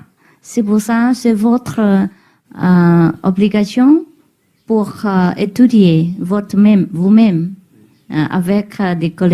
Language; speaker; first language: French; non-native, learner; Vietnamese